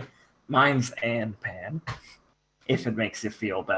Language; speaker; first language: English; native; English